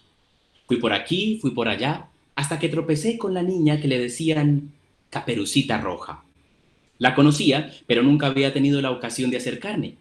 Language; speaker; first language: Spanish; native; Spanish